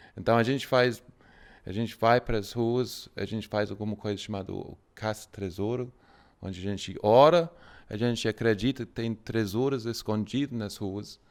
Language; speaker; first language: Portuguese; non-native, fluent; English